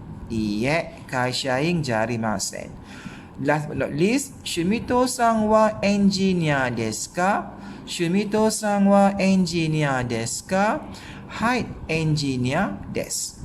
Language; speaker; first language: Japanese; non-native, fluent; Malay